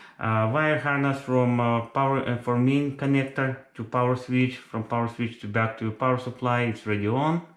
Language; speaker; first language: English; non-native, fluent; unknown